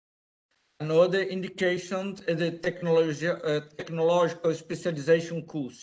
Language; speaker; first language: English; non-native, learner; Portuguese